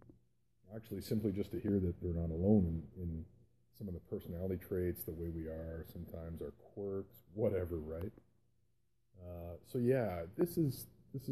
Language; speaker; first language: English; native; English